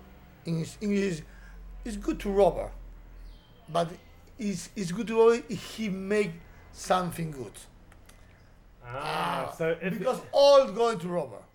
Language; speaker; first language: English; non-native, learner; Spanish